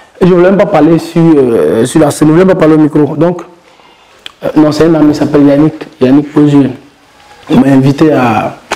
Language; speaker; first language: French; non-native, local second language; Mossi